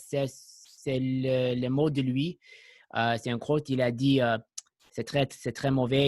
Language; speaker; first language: French; non-native, local second language; English